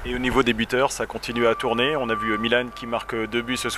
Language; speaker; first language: French; native; French